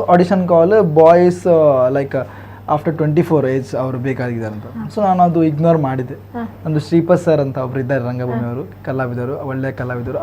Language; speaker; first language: Kannada; non-native, local second language; Tulu